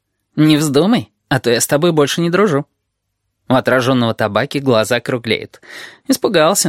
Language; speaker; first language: Russian; native; Russian